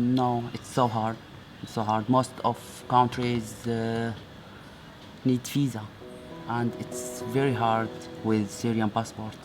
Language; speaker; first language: English; non-native, learner; Arabic